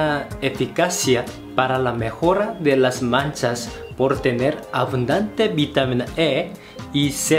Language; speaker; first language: Spanish; non-native, fluent; Korean